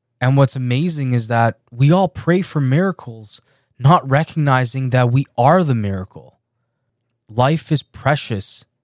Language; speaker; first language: English; early bilingual, other home language; Persian